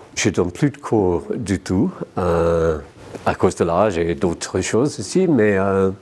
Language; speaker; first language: French; non-native, fluent; English